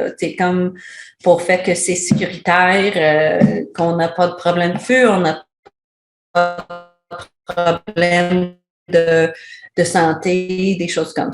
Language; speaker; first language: French; non-native, learner; English